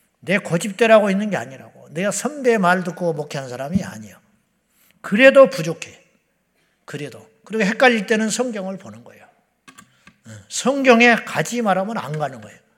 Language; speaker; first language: Korean; native; Korean